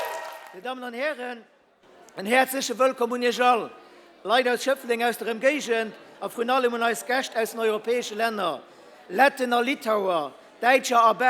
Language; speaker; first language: German; non-native, local second language; Luxembourgish